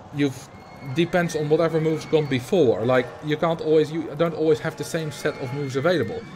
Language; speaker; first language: English; non-native, fluent; Dutch